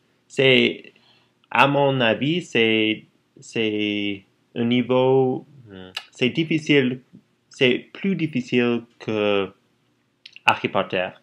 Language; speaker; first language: French; non-native, learner; English